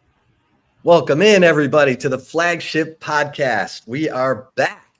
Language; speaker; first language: English; native; English